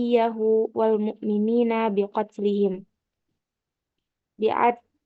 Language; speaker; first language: Arabic; non-native, learner; Indonesian